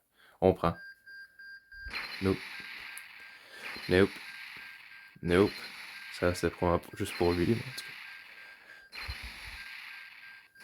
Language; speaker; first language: French; native; French